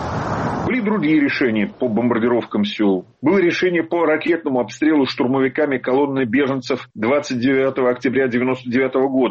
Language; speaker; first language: Russian; native; Russian